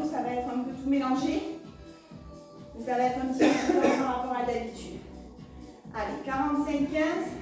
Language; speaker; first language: French; native; French